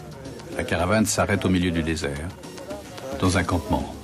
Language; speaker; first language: French; native; French